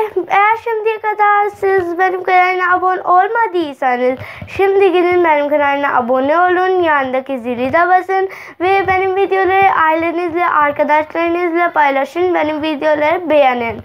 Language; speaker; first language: Turkish; non-native, learner; Urdu